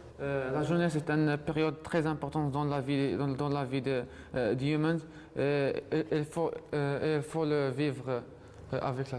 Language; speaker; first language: French; non-native, learner; Arabic